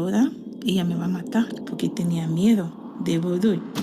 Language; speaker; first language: Spanish; non-native, learner; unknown